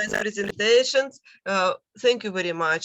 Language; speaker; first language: English; non-native, learner; Russian